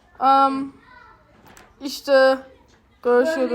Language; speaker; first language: Turkish; early bilingual, heritage; Turkish